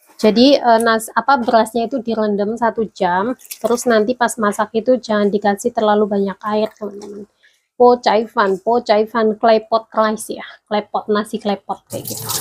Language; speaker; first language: Indonesian; non-native, local second language; Javanese